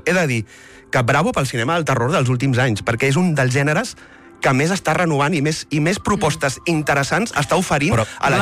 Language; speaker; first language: Catalan; native; Catalan